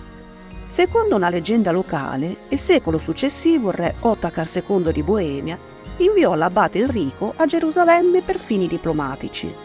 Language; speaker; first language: Italian; native; Italian